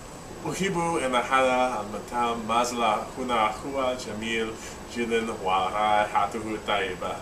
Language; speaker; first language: Arabic; non-native, learner; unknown